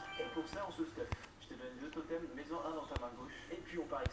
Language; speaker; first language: French; native; French